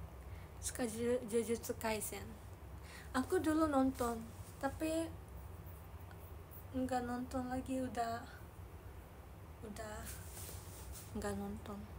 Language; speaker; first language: Indonesian; non-native, learner; Japanese